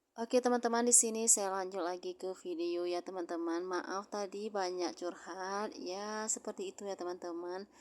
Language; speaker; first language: Indonesian; non-native, local second language; Achinese